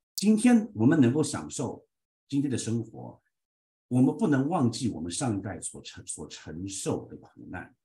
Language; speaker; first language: Chinese; early bilingual, heritage; Chinese